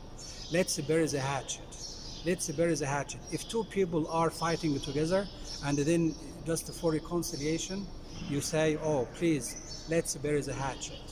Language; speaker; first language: English; non-native, fluent; Arabic